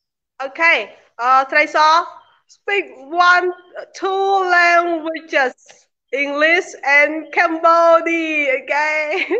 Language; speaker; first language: English; non-native, learner; Khmer